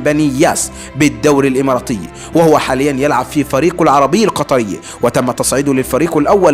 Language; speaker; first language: Arabic; native; Arabic